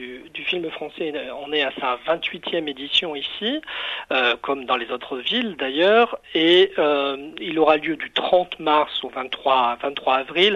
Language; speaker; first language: French; native; French